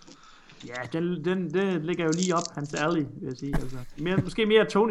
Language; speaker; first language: Danish; native; Danish